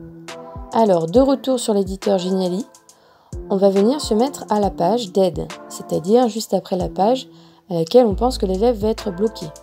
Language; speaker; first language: French; native; French